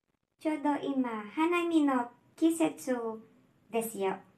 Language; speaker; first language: Japanese; non-native, learner; Filipino